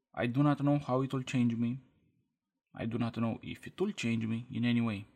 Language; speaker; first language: English; non-native, fluent; Romanian